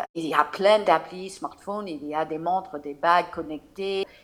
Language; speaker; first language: French; non-native, fluent; English